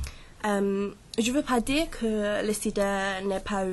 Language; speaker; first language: French; non-native, fluent; English